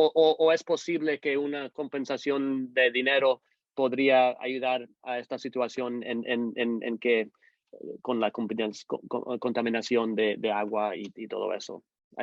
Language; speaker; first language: Spanish; non-native, fluent; English